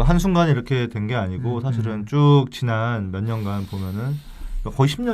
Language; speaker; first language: Korean; native; Korean